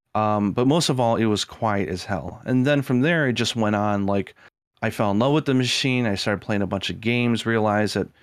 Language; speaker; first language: English; native; English